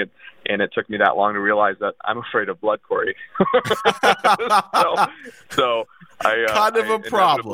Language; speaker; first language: English; early bilingual, other home language; Russian